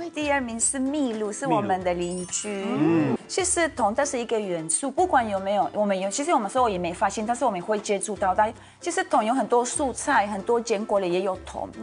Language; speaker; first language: Chinese; non-native, fluent; Spanish